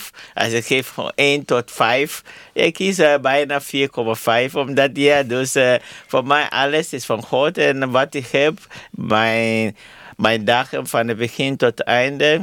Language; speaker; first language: Dutch; non-native, learner; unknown